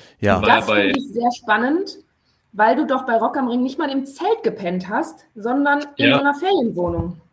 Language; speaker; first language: German; native; German